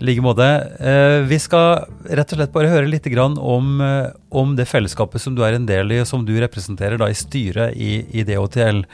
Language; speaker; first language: Norwegian; native; Norwegian